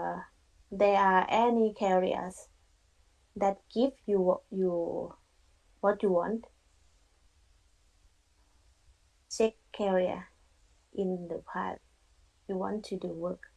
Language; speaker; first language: English; non-native, learner; Thai